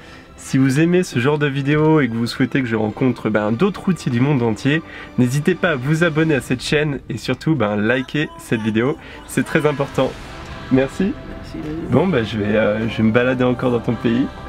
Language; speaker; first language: French; native; French